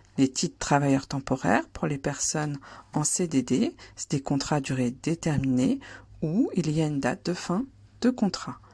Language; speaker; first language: French; native; French